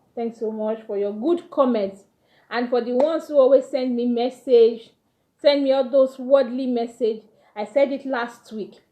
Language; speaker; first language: English; non-native, local second language; Yoruba